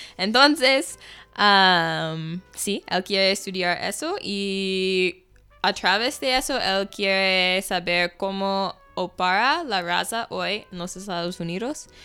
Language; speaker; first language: Spanish; non-native, fluent; English